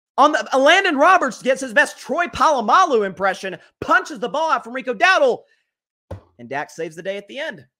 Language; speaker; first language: English; native; English